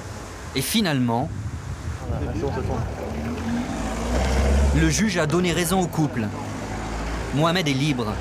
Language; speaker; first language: French; native; French